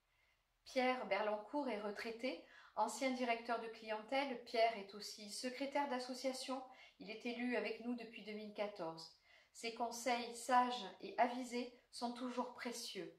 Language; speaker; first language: French; native; French